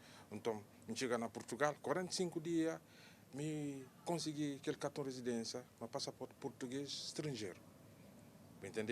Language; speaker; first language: Portuguese; non-native, learner; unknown